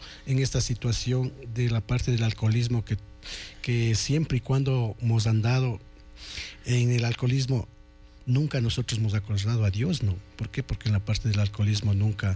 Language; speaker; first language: Spanish; native; Spanish